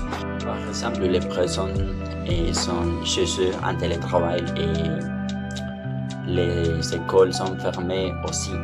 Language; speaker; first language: French; non-native, learner; Spanish